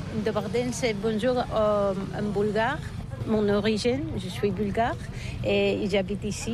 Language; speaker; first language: French; non-native, learner; Bulgarian